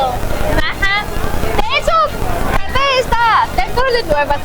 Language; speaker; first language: Spanish; non-native, fluent; Chinese